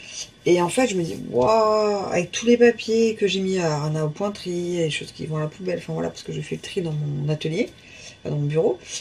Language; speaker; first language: French; native; French